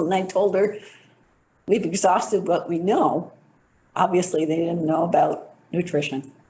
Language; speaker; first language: English; native; English